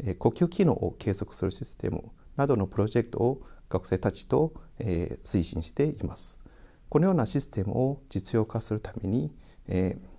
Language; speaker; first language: Japanese; non-native, fluent; Chinese